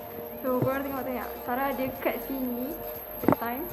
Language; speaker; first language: Malay; native; Malay